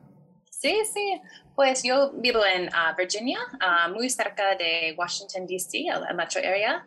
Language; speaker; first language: Spanish; non-native, fluent; English